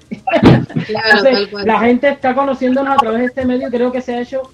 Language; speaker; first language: Spanish; native; Spanish